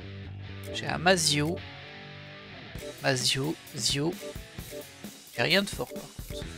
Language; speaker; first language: French; native; French